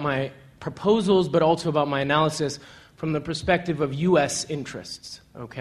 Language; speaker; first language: English; native; English